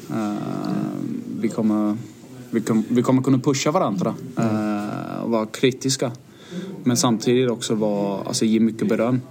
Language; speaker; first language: Swedish; non-native, fluent; Danish